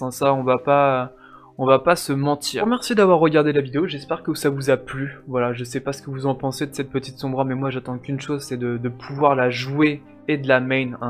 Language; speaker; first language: French; native; French